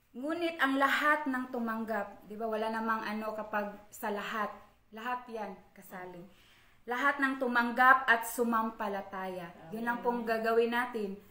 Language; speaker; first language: Filipino; non-native, local second language; Cebuano